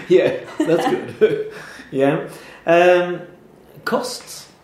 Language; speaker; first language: English; non-native, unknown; Swedish